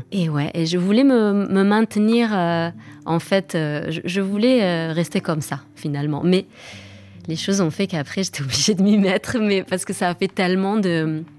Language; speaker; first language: French; non-native, fluent; Catalan